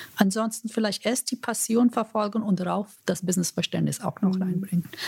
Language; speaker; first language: German; non-native, fluent; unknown